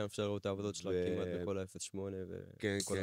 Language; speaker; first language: Hebrew; native; Hebrew